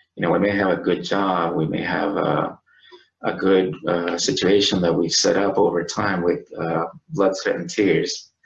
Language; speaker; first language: English; native; English